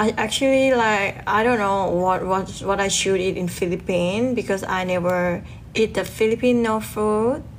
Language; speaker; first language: English; non-native, learner; Thai